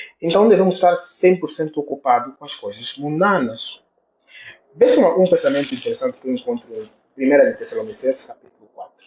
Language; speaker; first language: Portuguese; native; Portuguese